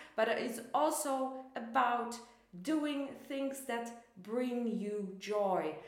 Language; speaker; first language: English; non-native, fluent; Polish